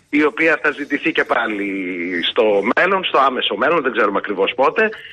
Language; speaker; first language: Greek; early bilingual, heritage; Greek